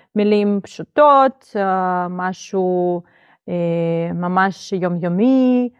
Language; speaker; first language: Hebrew; non-native, fluent; Russian